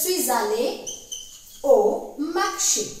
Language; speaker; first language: French; non-native, fluent; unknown